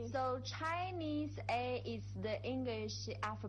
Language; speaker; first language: English; non-native, fluent; Chinese